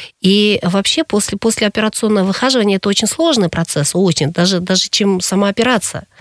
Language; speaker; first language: Russian; non-native, local second language; Kyrgyz